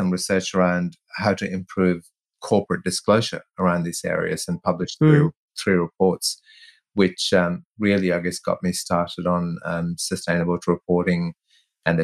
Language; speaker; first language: English; non-native, local second language; Tamil